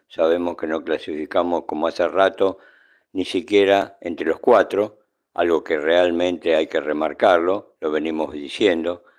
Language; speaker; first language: Spanish; native; Spanish